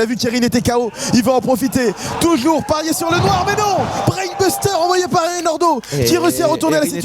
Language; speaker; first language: French; native; French